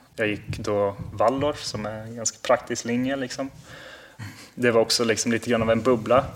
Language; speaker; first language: Swedish; early bilingual, heritage; Swedish